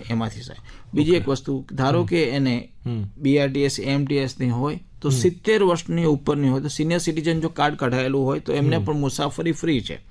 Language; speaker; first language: Gujarati; native; Gujarati